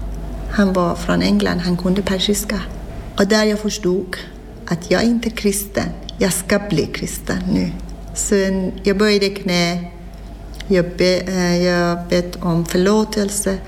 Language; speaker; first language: Swedish; non-native, learner; Persian